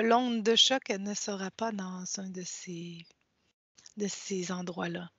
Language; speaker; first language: French; native; French